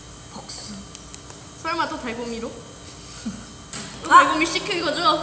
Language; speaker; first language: Korean; non-native, fluent; Thai